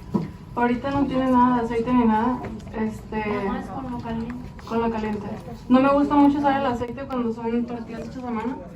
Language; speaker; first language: Spanish; early bilingual, other home language; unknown